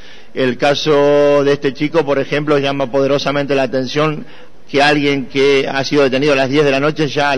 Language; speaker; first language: Spanish; native; Spanish